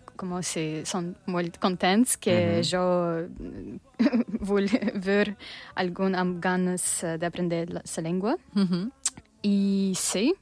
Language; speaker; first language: Catalan; non-native, learner; Russian